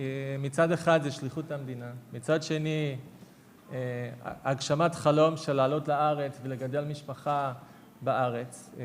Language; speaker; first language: Hebrew; non-native, fluent; English